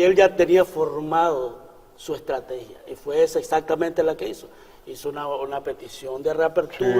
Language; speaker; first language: Spanish; native; Spanish